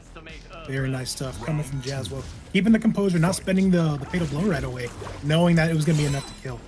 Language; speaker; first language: English; native; English